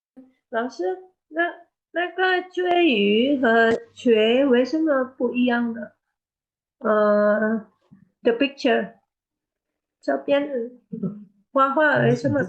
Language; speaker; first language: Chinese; non-native, learner; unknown